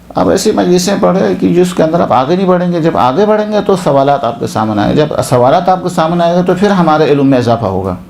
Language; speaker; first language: Urdu; non-native, local second language; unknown